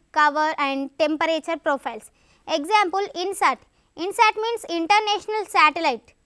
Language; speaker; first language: English; non-native, local second language; Telugu